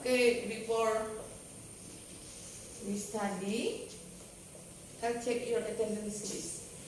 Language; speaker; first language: English; non-native, learner; Indonesian